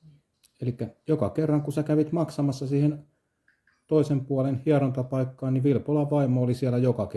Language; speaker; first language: Finnish; native; Finnish